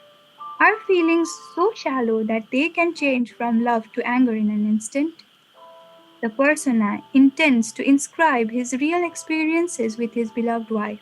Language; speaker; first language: English; non-native, local second language; Nepali